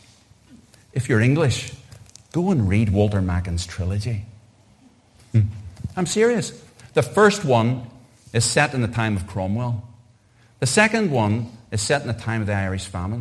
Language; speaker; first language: English; native; English